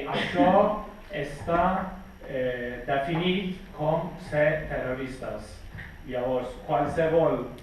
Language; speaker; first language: Catalan; non-native, fluent; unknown